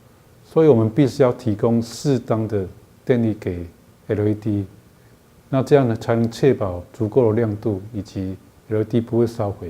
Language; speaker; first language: Chinese; native; Chinese